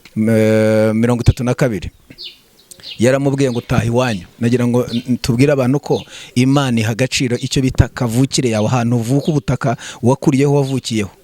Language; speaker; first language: Kinyarwanda; native; Kinyarwanda